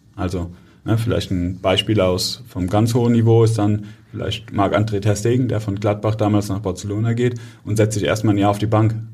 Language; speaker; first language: German; native; German